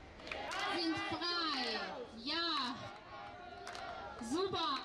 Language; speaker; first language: German; non-native, learner; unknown